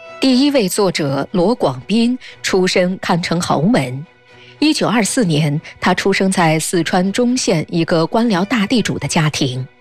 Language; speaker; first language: Chinese; native; Chinese